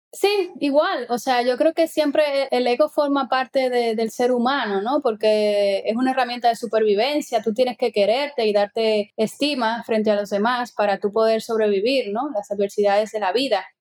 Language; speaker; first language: Spanish; native; Spanish